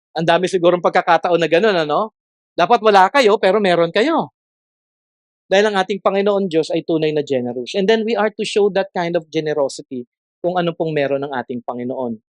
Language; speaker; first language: Filipino; non-native, local second language; Iloko